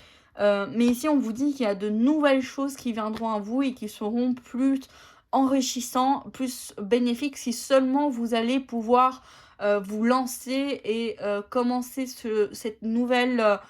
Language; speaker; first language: French; native; French